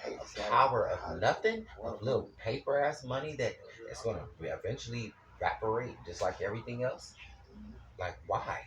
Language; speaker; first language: English; native; English